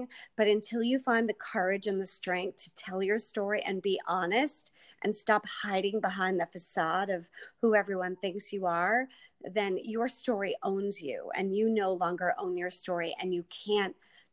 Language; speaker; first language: English; native; English